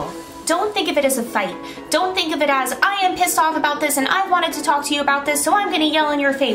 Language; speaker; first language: English; native; English